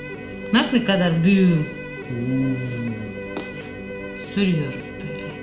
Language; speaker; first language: Turkish; non-native, learner; Russian